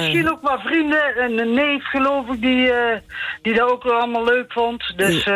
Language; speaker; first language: Dutch; native; Dutch